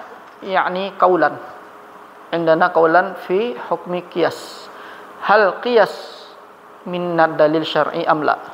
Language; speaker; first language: Arabic; non-native, learner; Malay